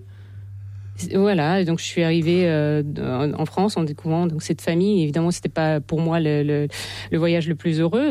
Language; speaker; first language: French; non-native, fluent; Russian